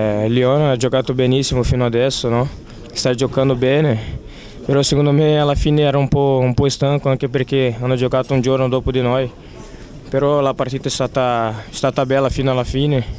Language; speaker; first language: Italian; non-native, fluent; Portuguese